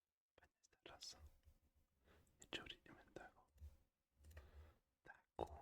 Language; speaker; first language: Basque; non-native, learner; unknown